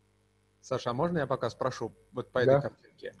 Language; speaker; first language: Russian; native; Russian